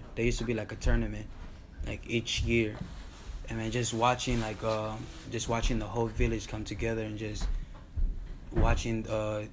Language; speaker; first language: English; early bilingual, other home language; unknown